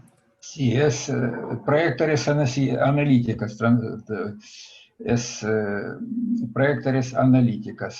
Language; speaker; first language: Spanish; non-native, fluent; Russian